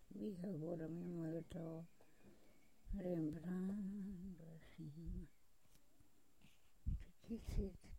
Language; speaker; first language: Portuguese; non-native, local second language; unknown